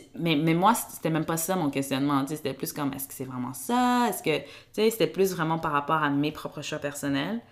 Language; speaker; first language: French; early bilingual, other home language; Kinyarwanda